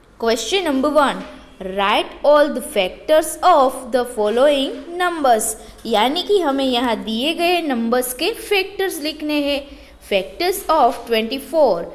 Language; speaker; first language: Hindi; non-native, local second language; Gujarati